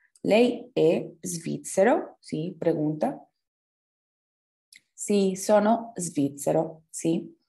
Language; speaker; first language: Italian; non-native, fluent; Spanish